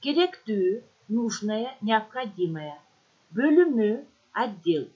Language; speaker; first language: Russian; non-native, local second language; Kyrgyz